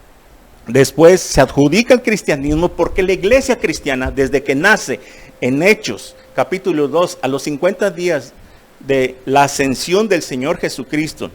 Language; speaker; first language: Spanish; native; Spanish